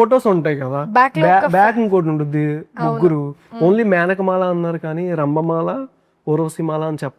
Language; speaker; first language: Telugu; native; Telugu